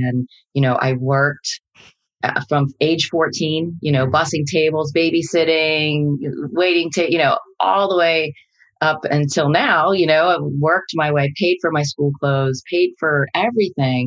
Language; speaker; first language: English; native; English